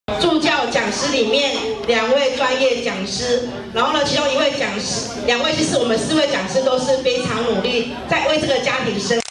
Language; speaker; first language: Chinese; native; Chinese